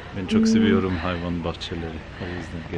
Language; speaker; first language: Turkish; non-native, learner; German